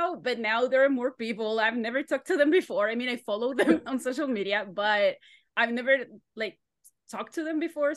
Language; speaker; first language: English; non-native, fluent; Spanish